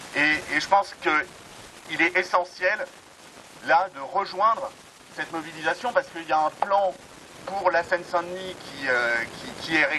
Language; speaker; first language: French; native; French